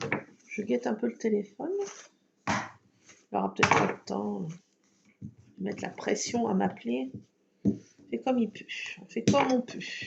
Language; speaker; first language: French; native; French